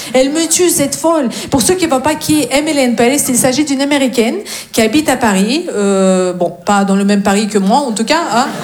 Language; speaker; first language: French; non-native, fluent; Russian